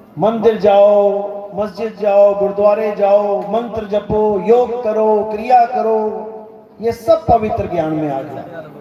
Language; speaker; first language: Hindi; native; Hindi